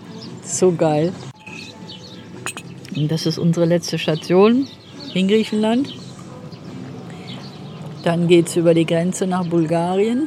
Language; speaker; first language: German; native; German